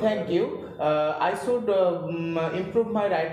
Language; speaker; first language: English; non-native, learner; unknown